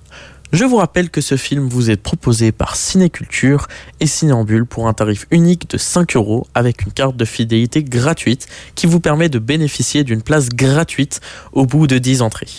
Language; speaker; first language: French; native; French